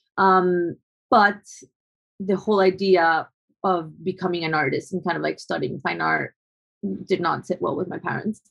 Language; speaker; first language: English; non-native, fluent; Spanish